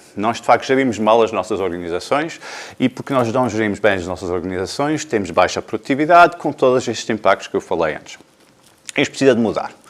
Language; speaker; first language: Portuguese; non-native, fluent; English